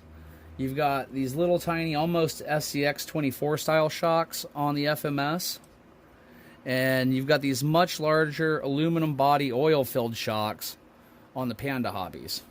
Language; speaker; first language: English; native; English